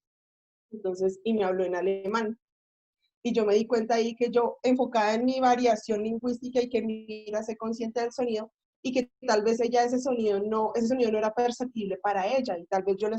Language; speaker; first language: Spanish; native; Spanish